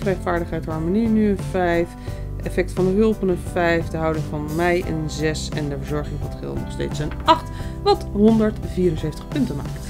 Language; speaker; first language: Dutch; native; Dutch